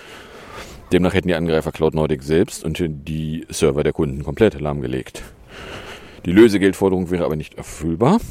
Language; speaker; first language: German; native; German